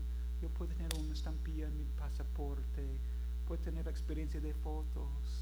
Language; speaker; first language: Spanish; non-native, fluent; English